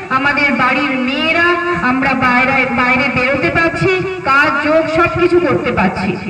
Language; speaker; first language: Bangla; non-native, local second language; Santali